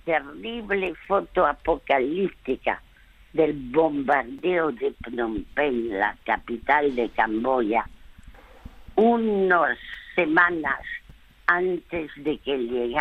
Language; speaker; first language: Spanish; early bilingual, other home language; French